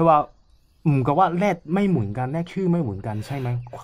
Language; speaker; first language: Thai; non-native, fluent; Cantonese